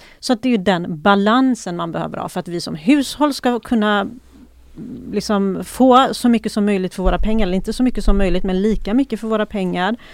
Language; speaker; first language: Swedish; early bilingual, other home language; Persian